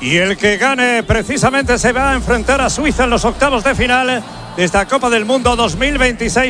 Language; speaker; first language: Spanish; native; Spanish